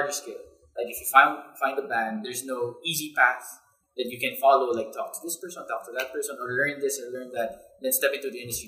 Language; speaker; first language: English; non-native, local second language; Hiligaynon